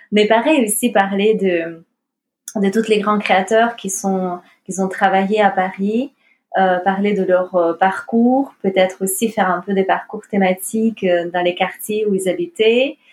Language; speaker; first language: French; non-native, fluent; Russian